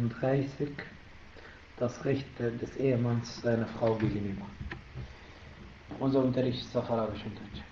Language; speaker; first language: German; non-native, fluent; Arabic